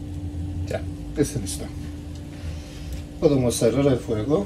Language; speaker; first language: Spanish; non-native, learner; Turkish